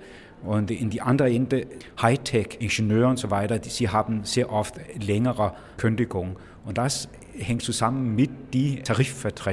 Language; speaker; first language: German; non-native, fluent; Danish